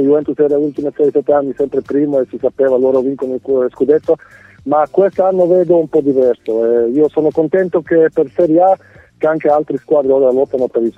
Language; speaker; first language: Italian; non-native, fluent; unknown